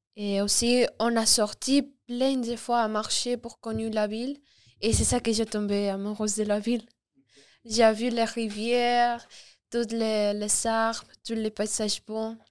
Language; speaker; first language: French; non-native, learner; Spanish